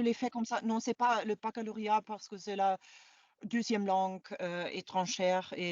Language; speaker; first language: French; non-native, fluent; German